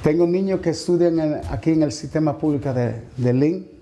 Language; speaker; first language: Spanish; early bilingual, heritage; Spanish